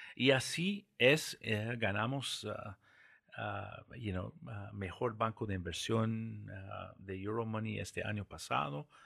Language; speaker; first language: Spanish; non-native, fluent; English